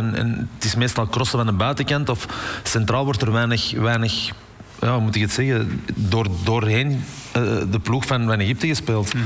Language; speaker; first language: Dutch; native; Dutch